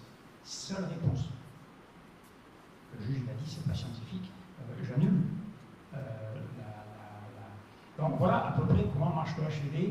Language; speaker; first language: French; native; French